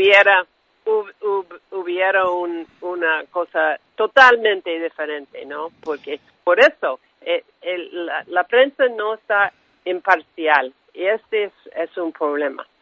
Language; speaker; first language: Spanish; non-native, fluent; English